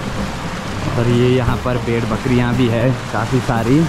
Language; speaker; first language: Hindi; non-native, local second language; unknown